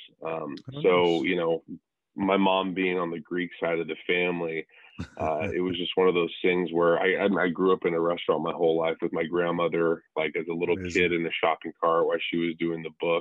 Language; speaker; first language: English; native; English